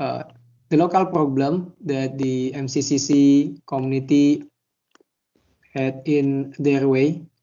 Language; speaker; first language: English; non-native, learner; Indonesian